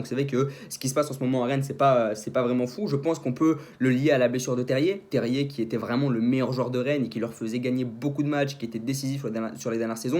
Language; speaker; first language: French; native; French